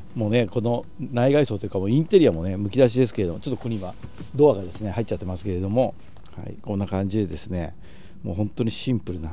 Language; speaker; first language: Japanese; native; Japanese